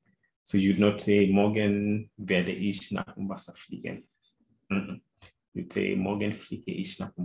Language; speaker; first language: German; non-native, fluent; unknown